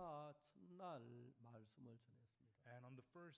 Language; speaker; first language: Korean; native; Korean